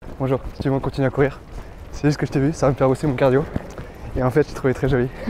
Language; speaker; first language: French; native; French